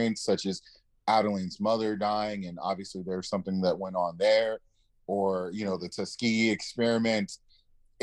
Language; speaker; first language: English; native; English